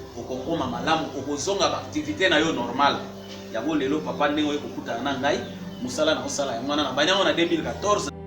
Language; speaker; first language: Lingala; non-native, local second language; Kituba (Democratic Republic of Congo)